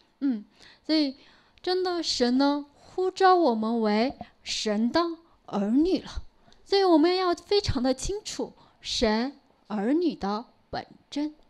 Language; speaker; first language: Chinese; non-native, local second language; Korean